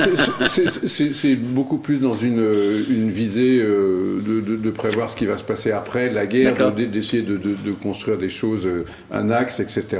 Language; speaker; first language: French; native; French